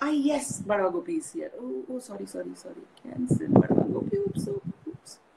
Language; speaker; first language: English; non-native, local second language; Tamil